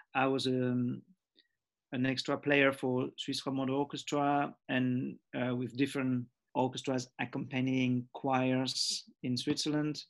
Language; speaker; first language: English; early bilingual, other home language; French